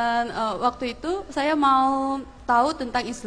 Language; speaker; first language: Indonesian; non-native, fluent; Korean